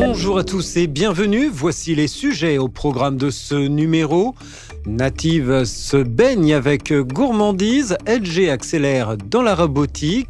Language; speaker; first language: French; native; French